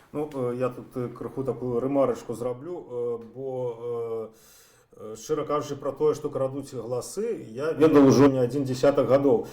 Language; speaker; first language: Belarusian; native; Belarusian